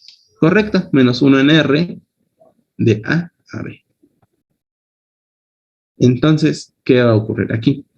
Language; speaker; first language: Spanish; native; Spanish